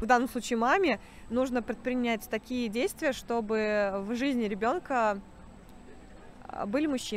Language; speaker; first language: Russian; native; Russian